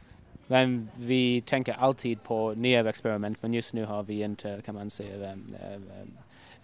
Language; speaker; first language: Swedish; non-native, fluent; English